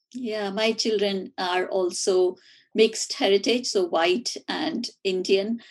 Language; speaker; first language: English; non-native, local second language; Hindi